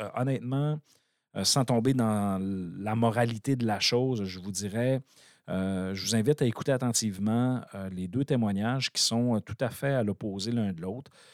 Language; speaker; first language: French; native; French